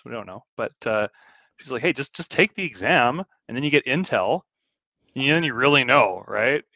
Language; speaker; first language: English; native; English